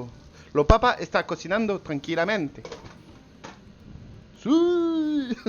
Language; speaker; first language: Spanish; non-native, learner; French